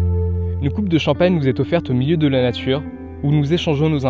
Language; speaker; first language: French; native; French